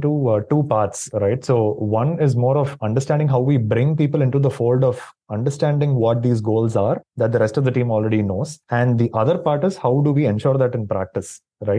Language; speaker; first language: English; non-native, local second language; Tamil